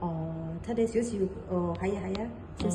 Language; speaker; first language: Cantonese; non-native, learner; Indonesian